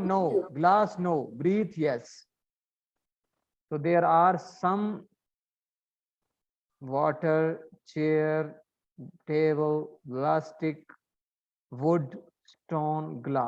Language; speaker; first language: English; non-native, learner; Arabic